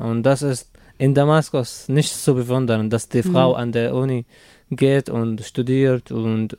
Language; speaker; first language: German; non-native, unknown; Arabic